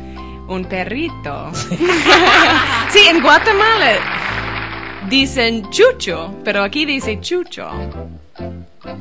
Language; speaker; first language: Spanish; non-native, learner; English